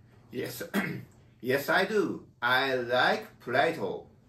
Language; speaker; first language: English; non-native, learner; Japanese